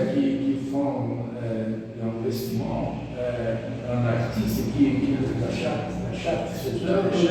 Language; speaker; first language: French; non-native, learner; Portuguese